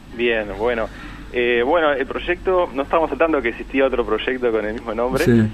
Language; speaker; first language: Spanish; native; Spanish